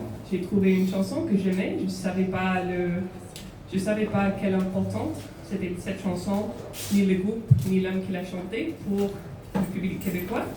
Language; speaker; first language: French; non-native, fluent; English